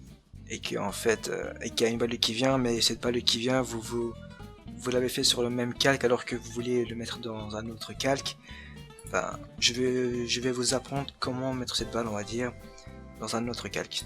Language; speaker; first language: French; native; French